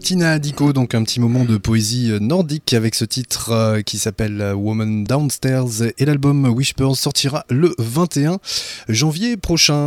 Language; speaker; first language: French; native; French